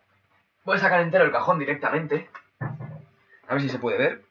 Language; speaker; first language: Spanish; native; Spanish